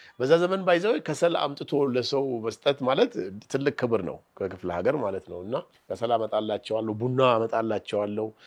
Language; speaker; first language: Amharic; non-native, local second language; Oromo